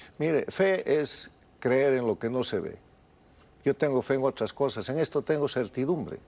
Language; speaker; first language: Spanish; native; Spanish